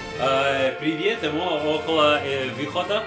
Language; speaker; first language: Russian; non-native, learner; English